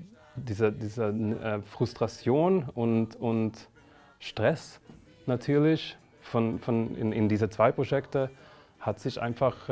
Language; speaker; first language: German; non-native, fluent; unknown